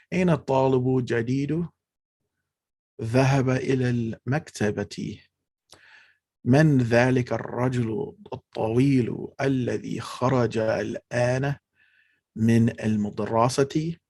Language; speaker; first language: Arabic; non-native, fluent; English